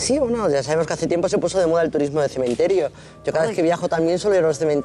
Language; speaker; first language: Spanish; native; Spanish